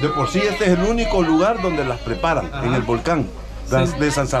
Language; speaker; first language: Spanish; native; Spanish